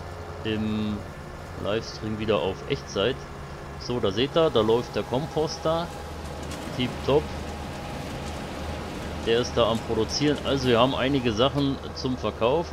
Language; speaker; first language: German; native; German